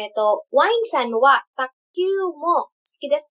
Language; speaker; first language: Japanese; non-native, learner; English